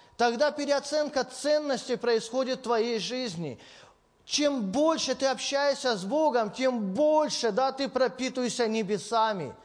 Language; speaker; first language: Russian; native; Russian